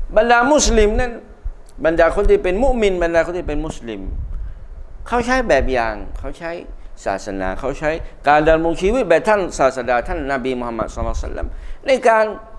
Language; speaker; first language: Thai; non-native, local second language; Malay